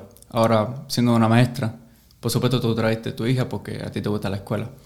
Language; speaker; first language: Spanish; early bilingual, heritage; English